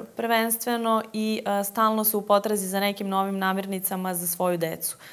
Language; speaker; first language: Croatian; native; Croatian